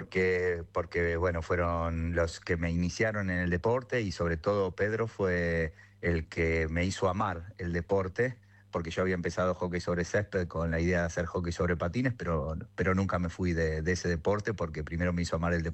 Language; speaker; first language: Spanish; native; Spanish